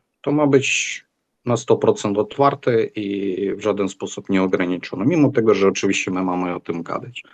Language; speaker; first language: Polish; non-native, fluent; Ukrainian